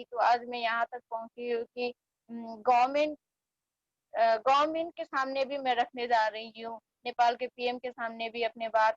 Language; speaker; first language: Hindi; non-native, fluent; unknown